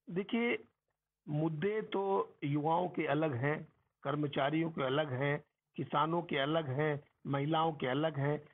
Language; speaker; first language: Hindi; native; Hindi